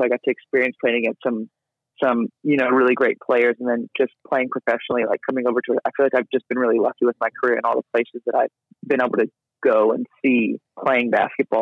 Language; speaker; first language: English; native; English